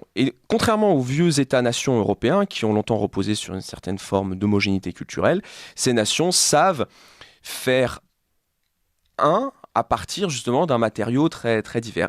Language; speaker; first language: French; native; French